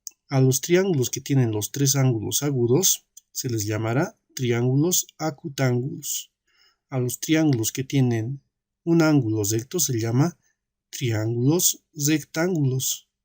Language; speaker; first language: Spanish; native; Spanish